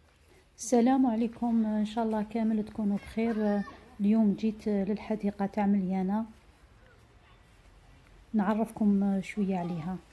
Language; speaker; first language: Arabic; native; Arabic